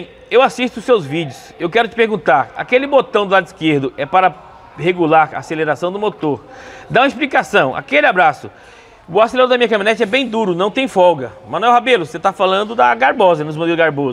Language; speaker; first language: Portuguese; native; Portuguese